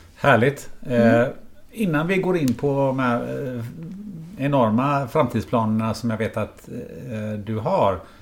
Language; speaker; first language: Swedish; native; Swedish